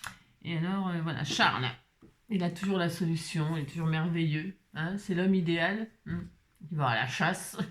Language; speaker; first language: French; native; French